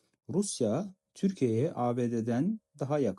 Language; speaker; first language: Turkish; non-native, fluent; Kazakh